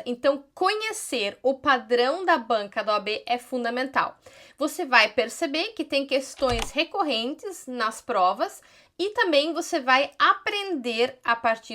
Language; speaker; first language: Portuguese; native; Portuguese